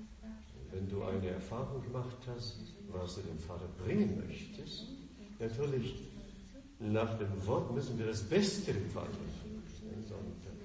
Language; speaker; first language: German; non-native, fluent; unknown